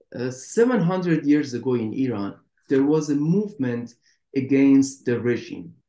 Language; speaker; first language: English; non-native, fluent; Persian